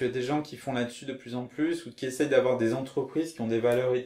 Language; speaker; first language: French; native; French